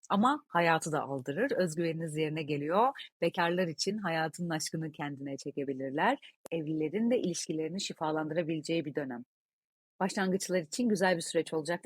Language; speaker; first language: Turkish; native; Turkish